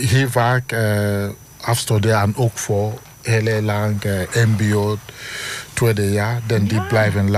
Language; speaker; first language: Dutch; non-native, learner; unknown